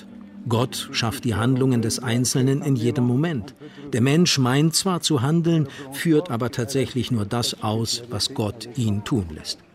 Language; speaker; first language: German; native; German